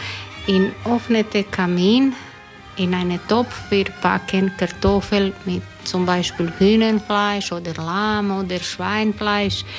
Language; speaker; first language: German; non-native, learner; Croatian